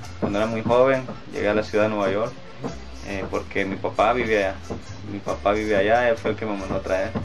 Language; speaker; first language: Spanish; native; Spanish